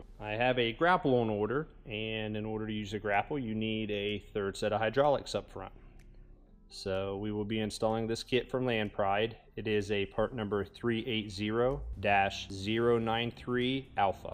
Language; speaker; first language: English; native; English